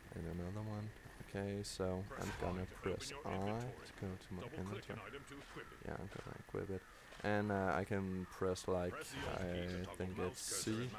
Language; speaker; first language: English; non-native, fluent; Danish